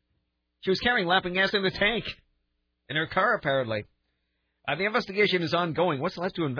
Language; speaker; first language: English; native; English